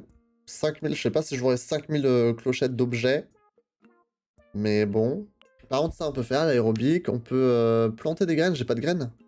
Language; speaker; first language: French; native; French